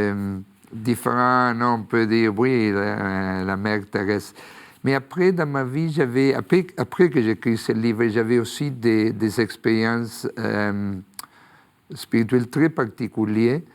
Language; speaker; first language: French; non-native, fluent; Spanish